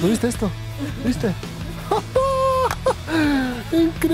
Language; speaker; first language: Spanish; non-native, fluent; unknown